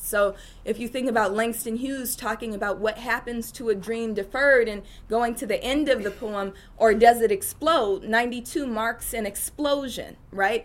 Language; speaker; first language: English; native; English